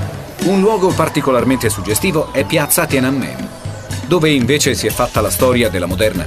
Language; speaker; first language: Italian; native; Italian